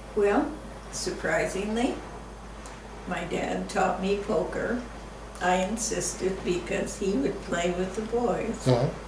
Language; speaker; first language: English; native; English